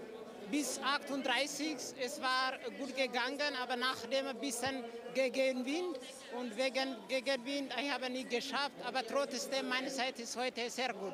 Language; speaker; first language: German; non-native, fluent; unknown